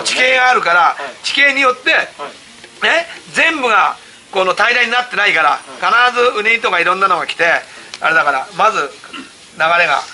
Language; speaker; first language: Japanese; native; Japanese